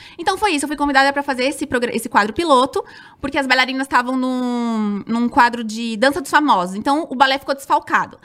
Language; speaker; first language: Portuguese; native; Portuguese